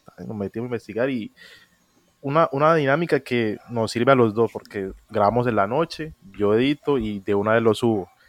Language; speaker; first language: Spanish; native; Spanish